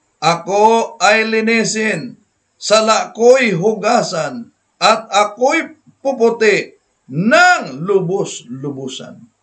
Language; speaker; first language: Filipino; non-native, local second language; Cebuano